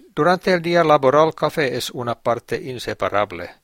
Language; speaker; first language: Spanish; non-native, fluent; Finnish